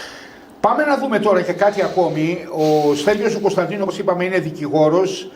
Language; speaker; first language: Greek; native; Greek